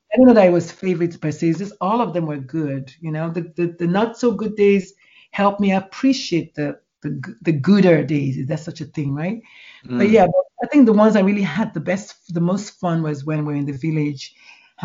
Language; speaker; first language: English; non-native, local second language; Igbo